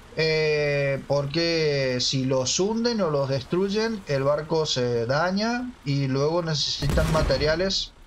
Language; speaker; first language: Spanish; native; Spanish